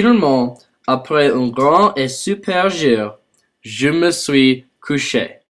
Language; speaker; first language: French; non-native, learner; English